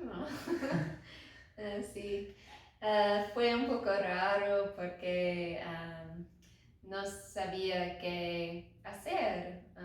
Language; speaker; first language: Spanish; non-native, learner; English